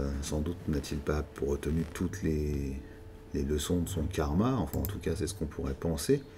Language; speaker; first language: French; native; French